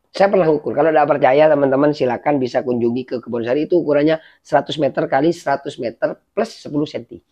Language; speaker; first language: Indonesian; native; Indonesian